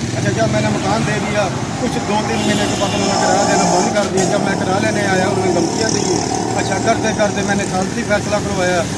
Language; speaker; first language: Urdu; non-native, local second language; Punjabi